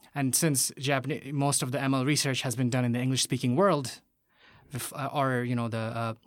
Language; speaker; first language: English; non-native, local second language; Bangla